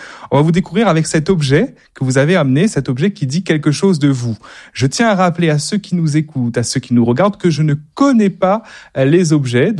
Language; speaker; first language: French; native; French